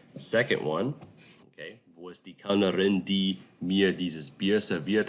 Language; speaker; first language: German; non-native, fluent; English